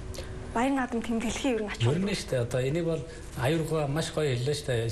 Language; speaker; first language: Mongolian; native; Mongolian